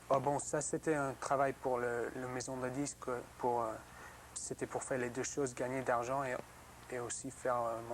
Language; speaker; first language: French; non-native, learner; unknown